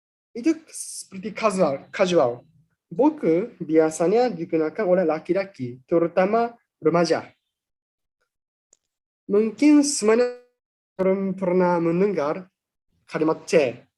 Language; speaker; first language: Indonesian; non-native, fluent; Japanese